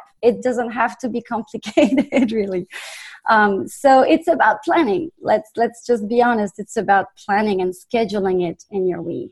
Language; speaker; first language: English; non-native, fluent; French